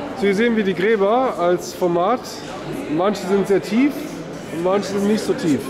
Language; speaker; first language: German; non-native, fluent; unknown